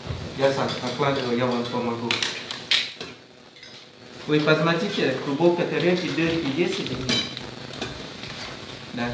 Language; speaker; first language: Russian; non-native, fluent; Thai